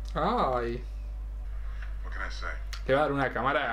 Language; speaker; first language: Spanish; native; Spanish